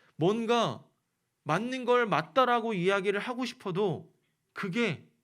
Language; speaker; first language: Korean; native; Korean